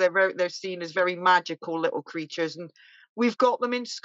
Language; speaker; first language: English; native; English